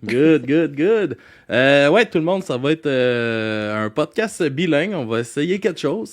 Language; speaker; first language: French; native; French